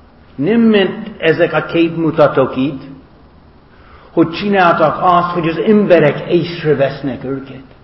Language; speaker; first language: Hungarian; non-native, learner; English